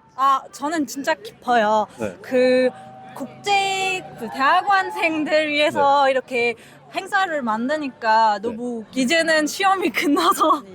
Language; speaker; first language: Korean; non-native, learner; French